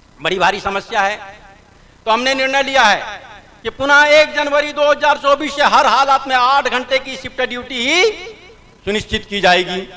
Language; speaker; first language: Hindi; native; Hindi